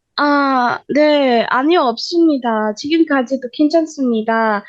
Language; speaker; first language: Korean; non-native, learner; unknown